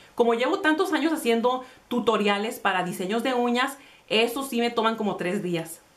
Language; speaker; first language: Spanish; early bilingual, heritage; Spanish